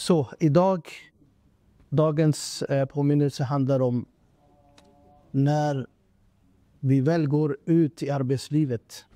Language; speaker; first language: Swedish; non-native, fluent; Urdu